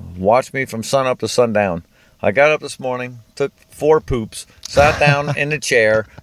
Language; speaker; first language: English; native; English